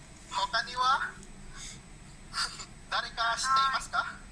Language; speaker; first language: Japanese; non-native, learner; Indonesian